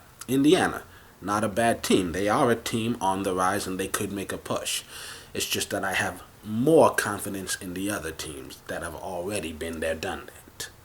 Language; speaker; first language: English; native; English